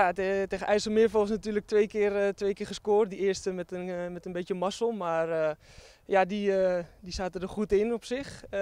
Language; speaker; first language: Dutch; native; Dutch